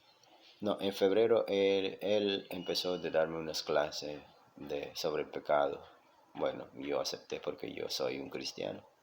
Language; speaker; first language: Spanish; non-native, local second language; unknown